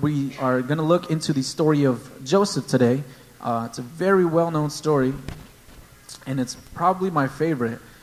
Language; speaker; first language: English; early bilingual, other home language; Spanish